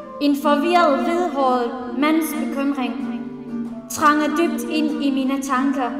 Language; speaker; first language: Danish; non-native, fluent; Central Kurdish